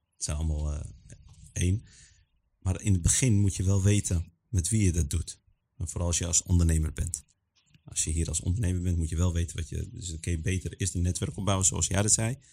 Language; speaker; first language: Dutch; early bilingual, other home language; Arabic